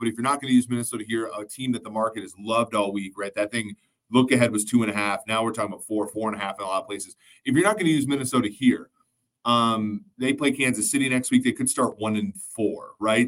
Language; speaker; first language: English; native; English